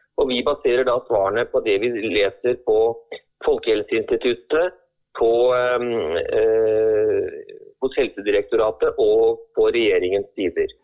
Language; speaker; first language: Norwegian; native; Norwegian